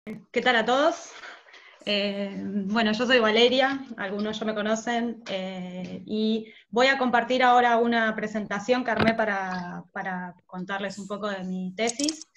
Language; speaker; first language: Spanish; native; Spanish